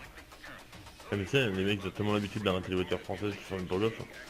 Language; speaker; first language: French; native; French